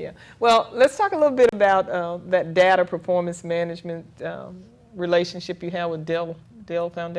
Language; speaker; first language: English; native; English